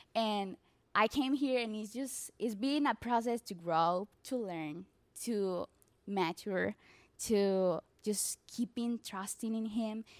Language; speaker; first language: English; non-native, learner; Spanish